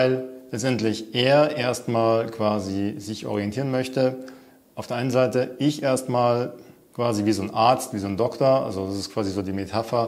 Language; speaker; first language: German; native; German